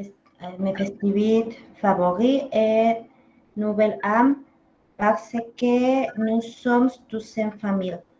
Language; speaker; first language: French; non-native, learner; Spanish